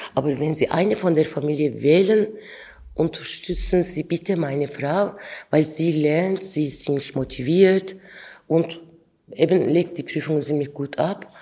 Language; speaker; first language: German; non-native, fluent; Turkish